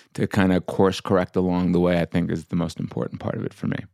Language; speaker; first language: English; native; English